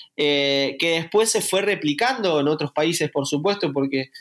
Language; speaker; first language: Spanish; native; Spanish